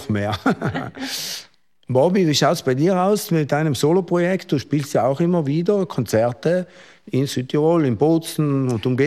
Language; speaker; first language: German; native; German